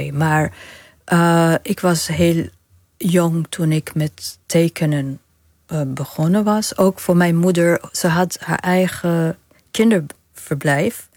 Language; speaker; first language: Dutch; non-native, fluent; Arabic